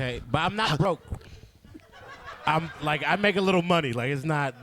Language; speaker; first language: English; native; English